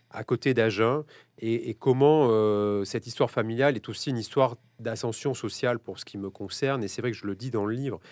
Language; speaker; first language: French; native; French